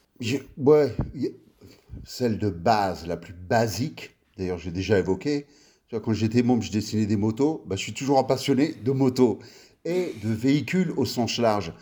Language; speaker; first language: French; early bilingual, other home language; Italian